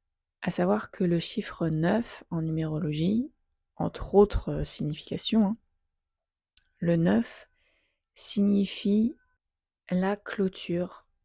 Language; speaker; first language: French; native; French